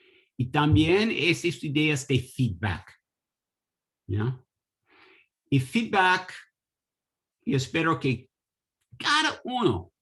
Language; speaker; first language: Spanish; non-native, learner; English